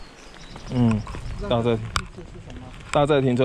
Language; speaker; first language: Chinese; native; Chinese